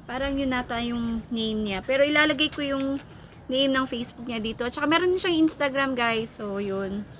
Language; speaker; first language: Filipino; non-native, local second language; Cebuano